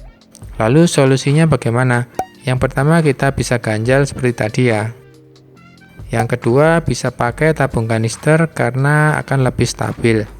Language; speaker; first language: Indonesian; native; Indonesian